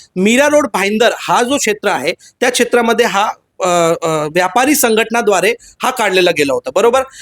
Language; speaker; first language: Marathi; non-native, local second language; Hindi